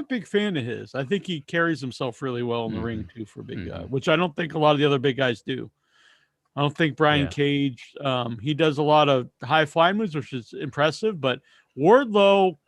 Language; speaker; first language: English; native; English